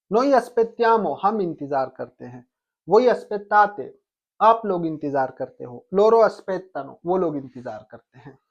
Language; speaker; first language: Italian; non-native, fluent; Urdu